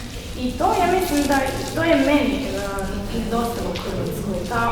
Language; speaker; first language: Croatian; non-native, fluent; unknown